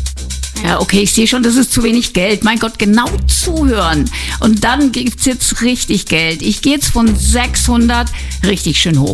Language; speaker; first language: German; native; German